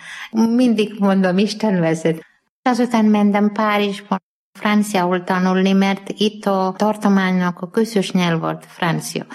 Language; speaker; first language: Hungarian; non-native, fluent; Malayalam